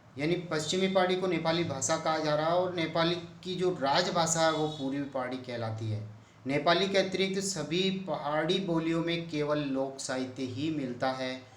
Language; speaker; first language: Hindi; native; Hindi